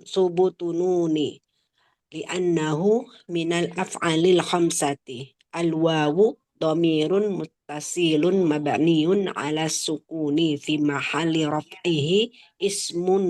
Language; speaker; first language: Arabic; non-native, learner; Indonesian